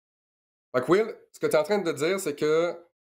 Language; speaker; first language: French; native; French